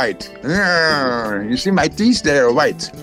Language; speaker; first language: English; non-native, fluent; Dutch